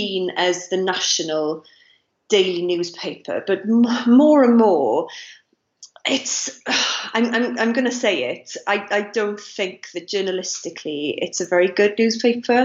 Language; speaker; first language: English; non-native, local second language; Welsh